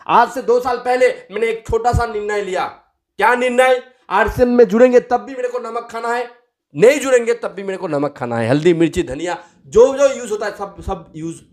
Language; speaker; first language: Hindi; non-native, local second language; Bangla